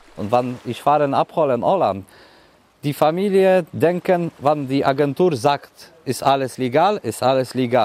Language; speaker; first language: German; non-native, learner; Polish